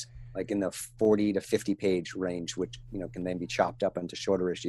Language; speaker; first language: English; native; English